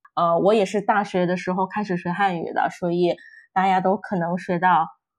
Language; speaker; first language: Chinese; non-native, fluent; Min Nan Chinese